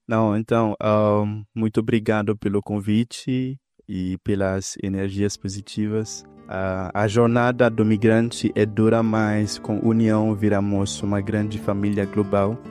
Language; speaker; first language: Portuguese; non-native, fluent; Haitian Creole